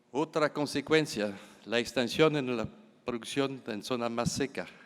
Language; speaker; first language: Spanish; non-native, fluent; French